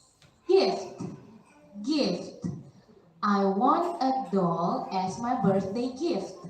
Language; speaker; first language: English; non-native, fluent; Indonesian